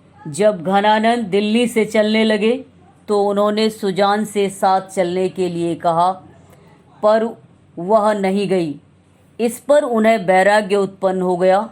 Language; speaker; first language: Hindi; native; Hindi